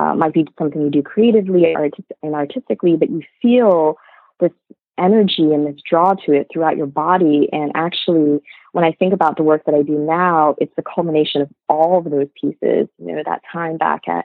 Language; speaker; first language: English; native; English